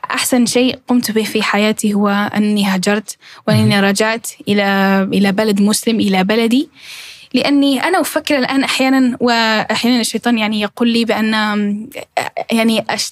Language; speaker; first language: Arabic; early bilingual, heritage; Arabic